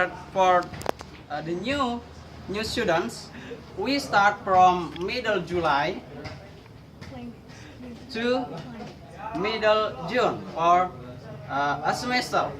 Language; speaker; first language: English; non-native, learner; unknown